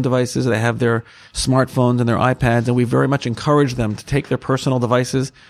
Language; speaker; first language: English; native; English